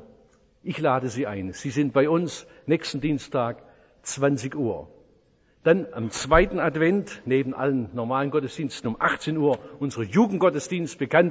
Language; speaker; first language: German; native; German